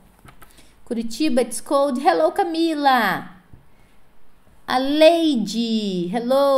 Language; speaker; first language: English; non-native, fluent; Portuguese